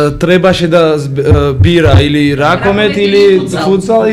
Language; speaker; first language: Macedonian; non-native, learner; Georgian